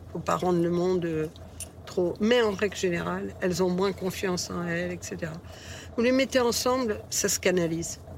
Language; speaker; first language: French; early bilingual, other home language; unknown